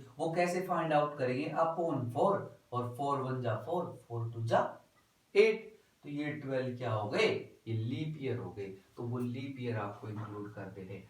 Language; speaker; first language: Hindi; native; Hindi